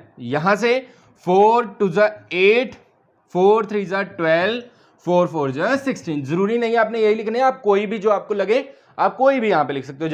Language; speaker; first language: Hindi; native; Hindi